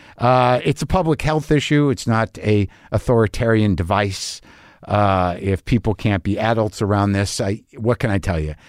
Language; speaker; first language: English; native; English